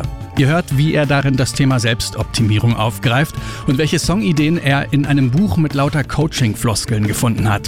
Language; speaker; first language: German; native; German